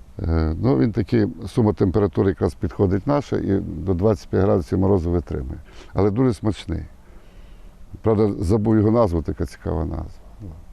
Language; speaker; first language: Ukrainian; native; Ukrainian